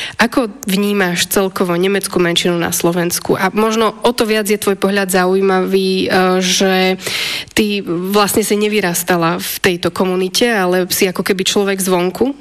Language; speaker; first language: Slovak; native; Slovak